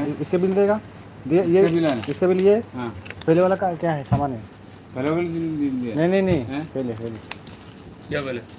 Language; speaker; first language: Hindi; non-native, learner; Bangla